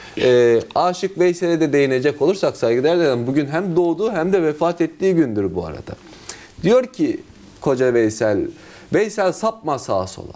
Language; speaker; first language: Turkish; native; Turkish